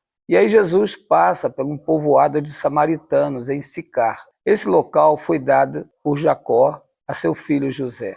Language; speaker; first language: Portuguese; native; Portuguese